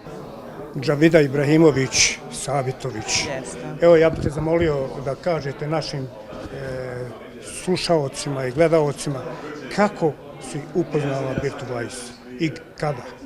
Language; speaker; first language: Bosnian; native; Bosnian